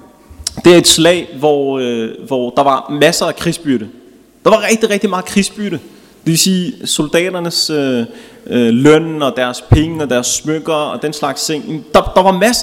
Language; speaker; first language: Danish; early bilingual, other home language; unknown